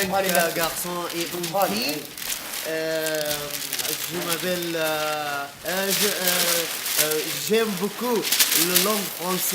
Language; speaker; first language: French; non-native, learner; Arabic